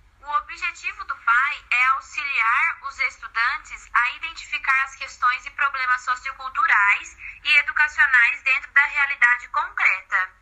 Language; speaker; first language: Portuguese; native; Portuguese